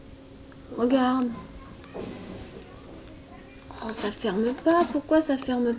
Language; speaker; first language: French; native; French